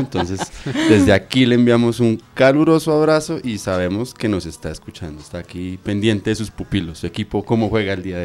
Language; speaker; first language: Spanish; native; Spanish